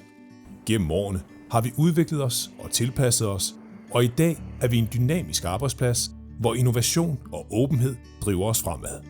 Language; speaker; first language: Danish; native; Danish